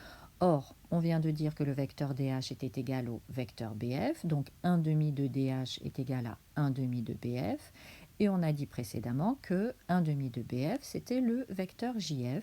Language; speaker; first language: French; native; French